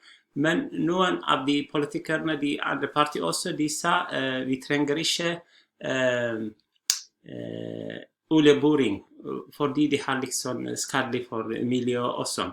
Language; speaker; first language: Norwegian; non-native, learner; Tigrinya